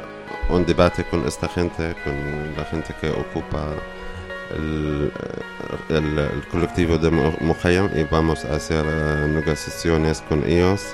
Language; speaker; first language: Spanish; non-native, learner; Arabic